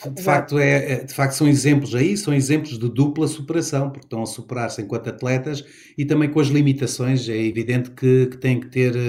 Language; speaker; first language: Portuguese; native; Portuguese